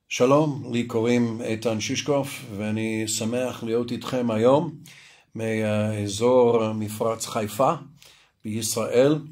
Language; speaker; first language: Hebrew; non-native, fluent; Russian